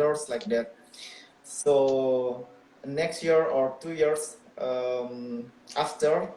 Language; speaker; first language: English; non-native, local second language; Indonesian